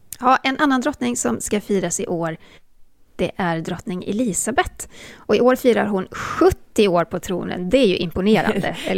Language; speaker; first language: Swedish; native; Swedish